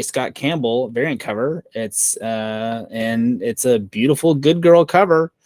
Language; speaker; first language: English; native; English